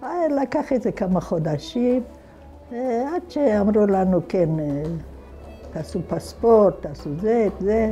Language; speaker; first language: Hebrew; non-native, fluent; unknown